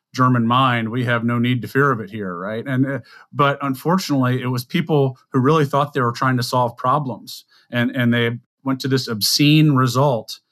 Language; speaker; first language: English; native; English